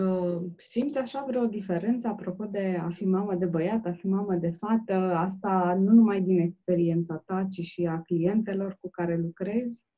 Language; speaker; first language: Romanian; native; Romanian